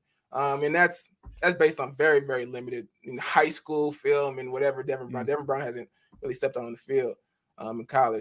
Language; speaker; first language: English; native; English